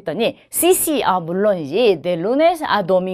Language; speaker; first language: Spanish; non-native, fluent; Korean